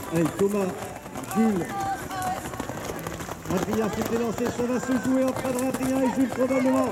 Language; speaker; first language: French; native; French